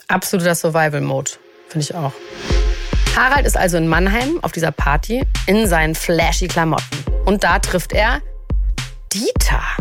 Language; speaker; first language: German; native; German